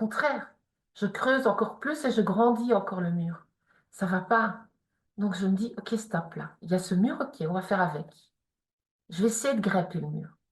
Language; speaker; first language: French; native; French